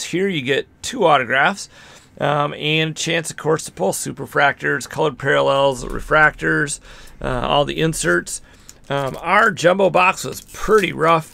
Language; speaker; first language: English; native; English